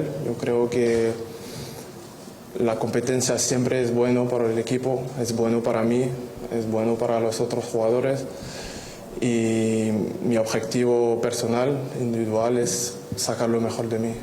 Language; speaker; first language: Spanish; non-native, fluent; French